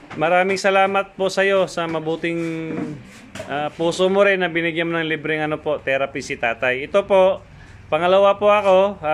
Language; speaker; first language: Filipino; non-native, local second language; Cebuano